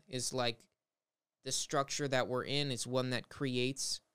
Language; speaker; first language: English; native; English